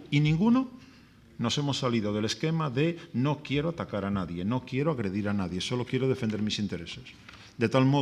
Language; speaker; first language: Spanish; native; Spanish